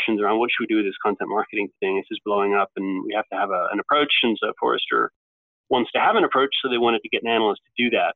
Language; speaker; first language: English; native; English